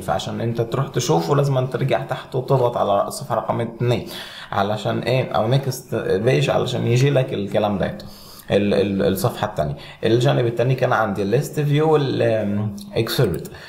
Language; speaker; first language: Arabic; native; Arabic